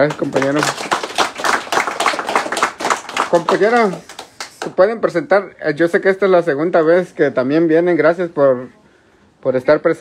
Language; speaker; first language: Spanish; native; Spanish